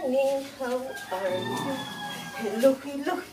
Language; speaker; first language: English; non-native, learner; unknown